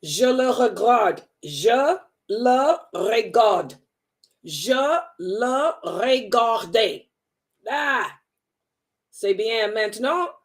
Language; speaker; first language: French; non-native, learner; English